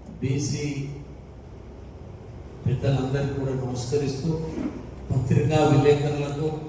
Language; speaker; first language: Telugu; native; Telugu